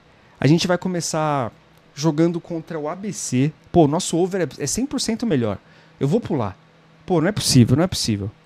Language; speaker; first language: Portuguese; native; Portuguese